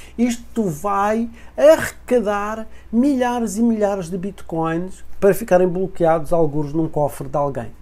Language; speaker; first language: Portuguese; native; Portuguese